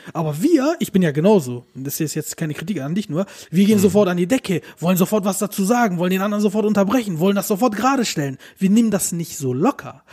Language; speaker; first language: German; early bilingual, other home language; Turkish